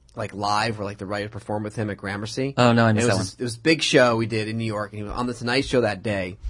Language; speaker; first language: English; native; English